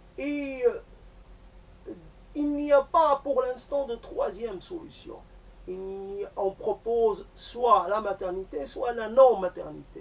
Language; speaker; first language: French; native; French